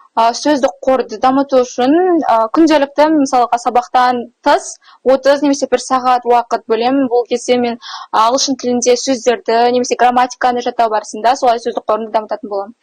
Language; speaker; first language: Kazakh; native; Kazakh